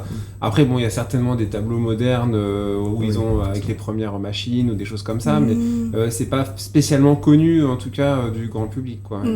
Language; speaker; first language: French; native; French